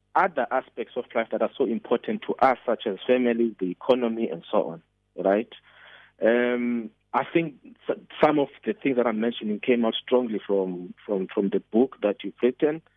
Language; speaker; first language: English; non-native, local second language; Xhosa